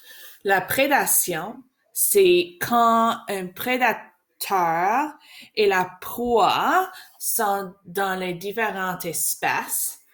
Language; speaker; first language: French; non-native, learner; English